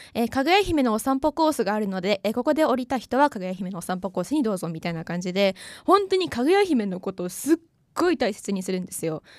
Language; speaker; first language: Japanese; native; Japanese